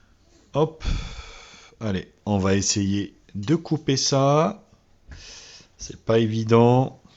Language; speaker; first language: French; native; French